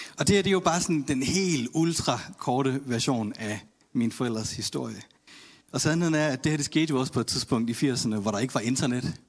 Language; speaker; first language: Danish; early bilingual, other home language; Tamil